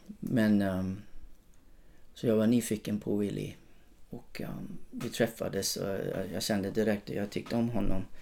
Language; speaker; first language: Swedish; non-native, fluent; English